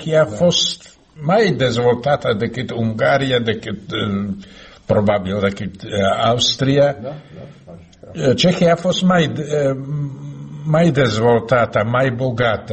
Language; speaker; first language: Romanian; non-native, learner; Slovak